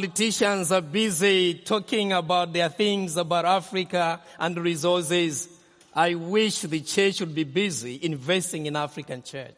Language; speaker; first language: English; non-native, local second language; Nyanja